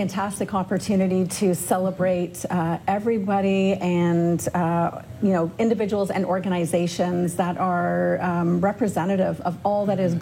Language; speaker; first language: English; native; English